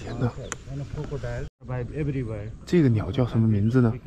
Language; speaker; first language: Chinese; native; Chinese